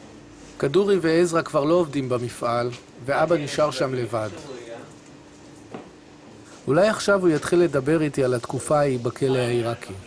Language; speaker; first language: Hebrew; native; Hebrew